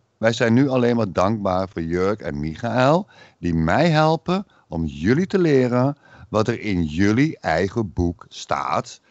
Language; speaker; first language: Dutch; native; Dutch